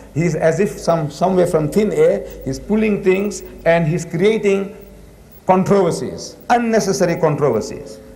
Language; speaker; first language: English; early bilingual, other home language; Gujarati